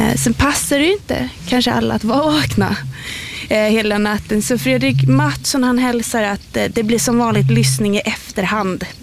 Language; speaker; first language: Swedish; native; Swedish